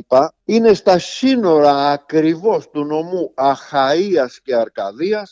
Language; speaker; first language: Greek; native; Greek